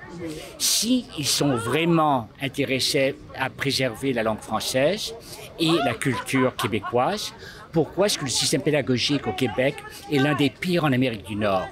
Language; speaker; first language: French; non-native, local second language; English